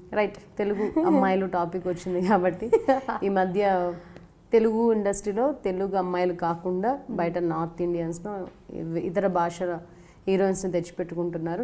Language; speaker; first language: Telugu; native; Telugu